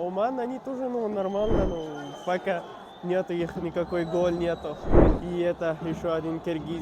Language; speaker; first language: Russian; non-native, learner; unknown